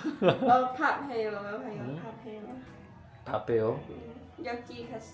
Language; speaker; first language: Korean; non-native, learner; Lao